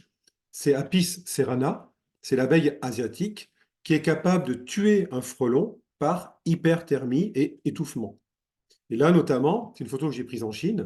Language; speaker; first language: French; native; French